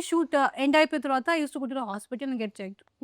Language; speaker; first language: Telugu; non-native, local second language; Hindi